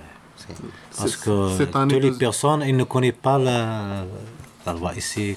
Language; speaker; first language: French; non-native, local second language; Arabic